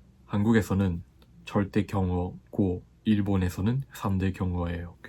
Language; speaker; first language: Korean; non-native, fluent; Japanese